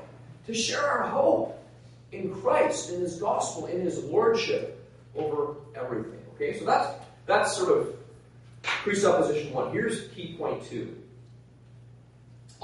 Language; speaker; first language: English; native; English